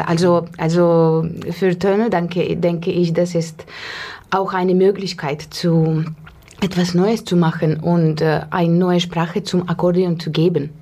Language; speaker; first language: German; non-native, learner; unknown